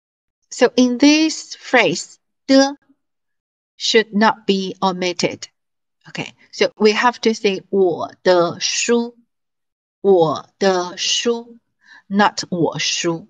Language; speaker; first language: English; non-native, fluent; Chinese